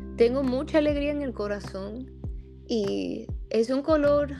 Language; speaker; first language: Spanish; early bilingual, heritage; Spanish